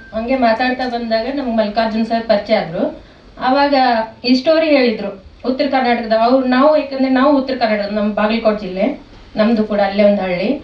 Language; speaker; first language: Kannada; native; Kannada